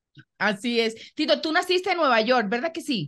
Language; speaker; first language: Spanish; native; Spanish